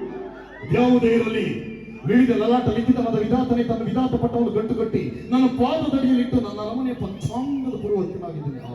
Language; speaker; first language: Kannada; non-native, local second language; Tulu